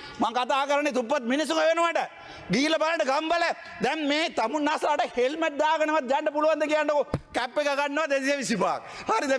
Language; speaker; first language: Sinhala; non-native, local second language; Tamil